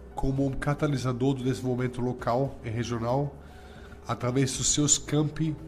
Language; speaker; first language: Portuguese; non-native, fluent; German